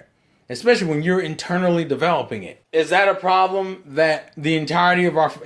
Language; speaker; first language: English; native; English